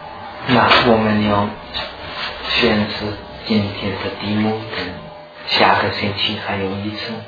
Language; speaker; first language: Chinese; non-native, fluent; Czech